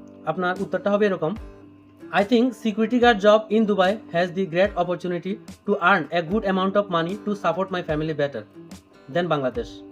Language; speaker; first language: English; non-native, local second language; Bangla